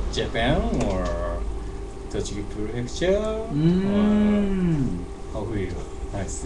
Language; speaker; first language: English; non-native, learner; Japanese